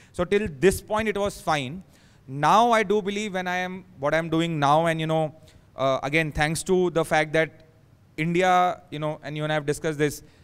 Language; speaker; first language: Hindi; native; Hindi